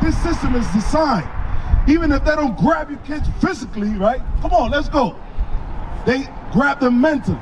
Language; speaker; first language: English; early bilingual, other home language; Spanish